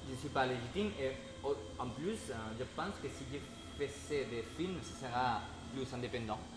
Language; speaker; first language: French; non-native, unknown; Spanish